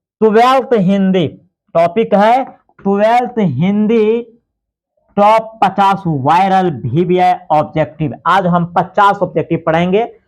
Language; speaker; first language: Hindi; native; Hindi